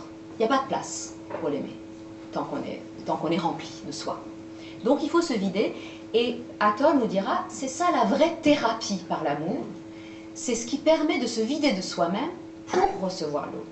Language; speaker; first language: French; native; French